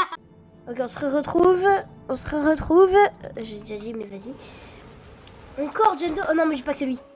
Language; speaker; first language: French; native; French